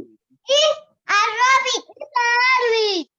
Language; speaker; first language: English; non-native, learner; Spanish